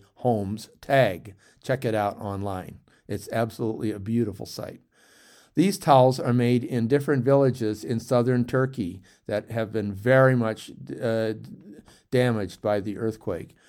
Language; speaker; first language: English; native; English